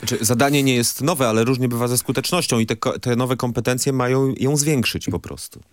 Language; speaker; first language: Polish; native; Polish